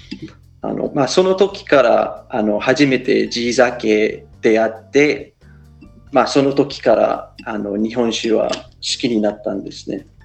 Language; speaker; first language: Japanese; non-native, fluent; English